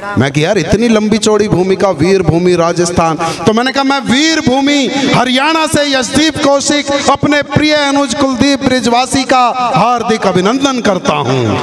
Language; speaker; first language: Hindi; native; Hindi